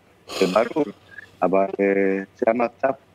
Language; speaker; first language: Hebrew; non-native, fluent; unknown